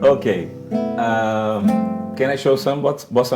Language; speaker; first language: English; non-native, fluent; Portuguese